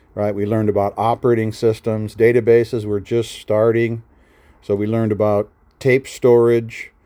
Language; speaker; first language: English; native; English